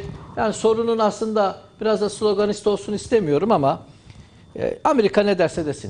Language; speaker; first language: Turkish; native; Turkish